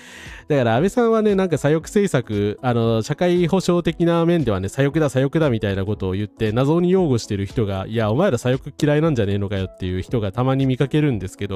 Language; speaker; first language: Japanese; native; Japanese